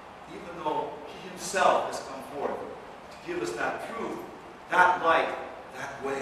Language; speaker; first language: English; early bilingual, other home language; Russian